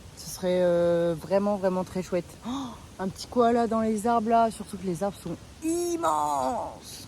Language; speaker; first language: French; native; French